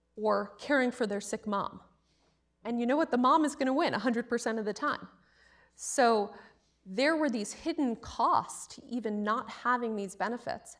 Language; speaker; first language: English; native; English